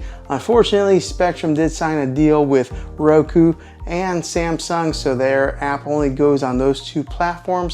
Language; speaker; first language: English; native; English